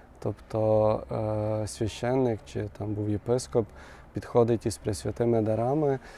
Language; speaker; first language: Ukrainian; native; Ukrainian